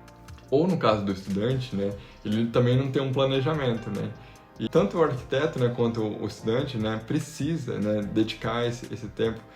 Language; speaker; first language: Portuguese; native; Portuguese